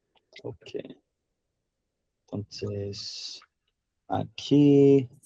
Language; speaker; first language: Spanish; non-native, learner; English